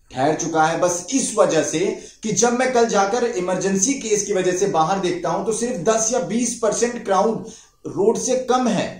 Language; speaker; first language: Hindi; non-native, local second language; Marathi